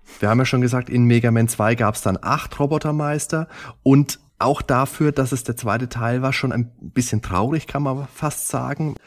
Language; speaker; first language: German; native; German